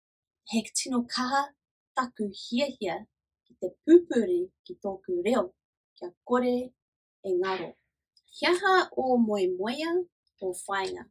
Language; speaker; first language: Māori; non-native, local second language; English